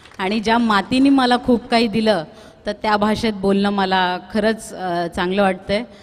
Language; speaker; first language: Marathi; non-native, local second language; Tulu